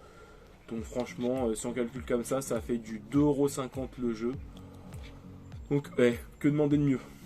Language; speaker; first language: French; native; French